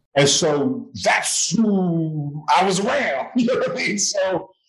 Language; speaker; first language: English; native; English